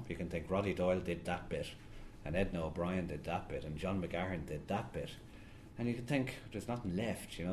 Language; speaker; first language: English; native; English